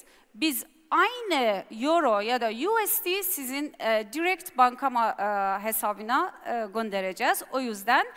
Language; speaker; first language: Turkish; non-native, learner; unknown